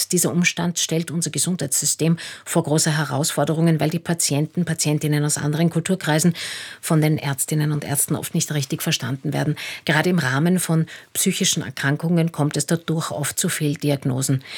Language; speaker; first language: German; native; German